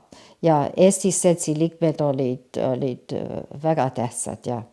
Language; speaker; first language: Estonian; early bilingual, heritage; Estonian